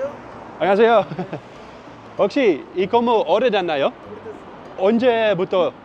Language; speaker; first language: Korean; non-native, learner; Dutch